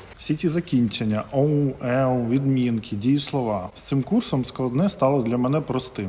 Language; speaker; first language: Ukrainian; native; Ukrainian